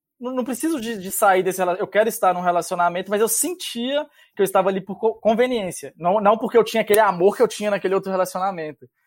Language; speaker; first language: Portuguese; native; Portuguese